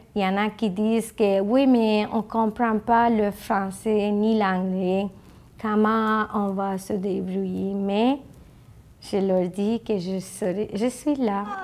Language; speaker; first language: French; non-native, fluent; Bangla